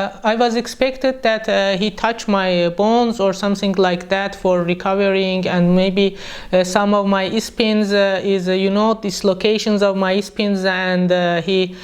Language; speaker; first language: English; non-native, learner; Persian